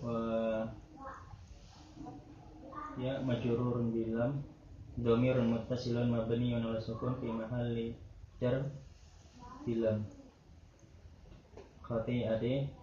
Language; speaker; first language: Arabic; non-native, learner; Indonesian